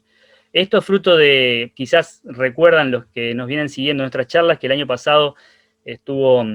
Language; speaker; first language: Spanish; native; Spanish